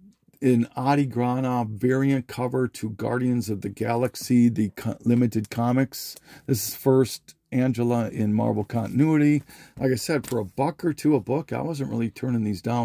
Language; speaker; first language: English; native; English